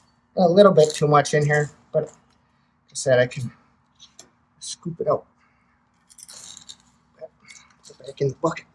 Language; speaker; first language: English; native; English